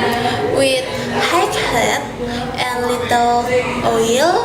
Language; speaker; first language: English; non-native, learner; Indonesian